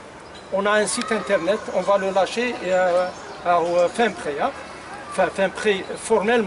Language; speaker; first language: French; non-native, local second language; Arabic